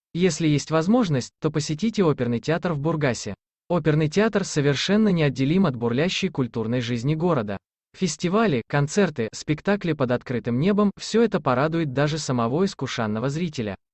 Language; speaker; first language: Russian; native; Russian